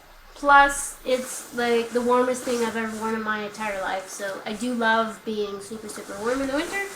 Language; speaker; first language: English; native; English